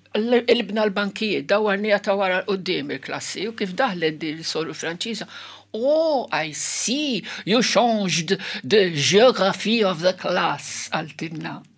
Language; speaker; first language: Maltese; non-native, local second language; Italian